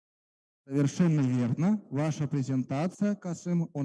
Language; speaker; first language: Russian; native; Russian